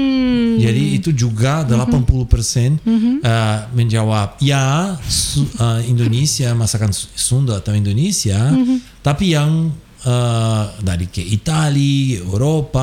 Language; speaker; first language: Indonesian; non-native, fluent; Portuguese